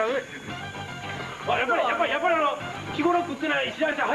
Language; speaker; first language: Japanese; native; Japanese